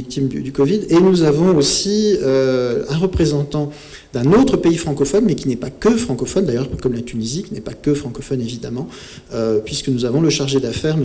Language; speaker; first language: French; native; French